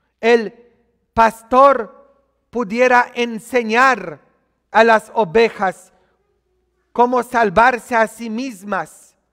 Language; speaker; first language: Spanish; non-native, fluent; Polish